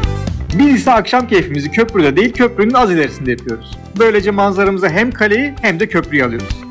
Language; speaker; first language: Turkish; native; Turkish